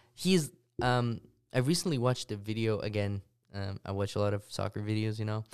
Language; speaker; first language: English; early bilingual, other home language; Russian